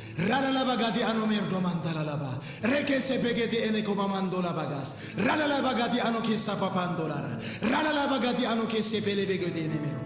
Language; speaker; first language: Amharic; native; Amharic